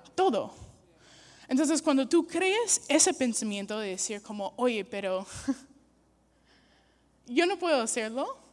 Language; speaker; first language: Spanish; non-native, fluent; English